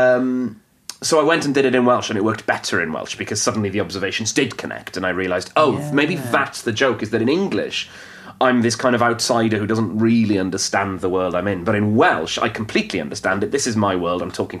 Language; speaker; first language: English; non-native, local second language; Welsh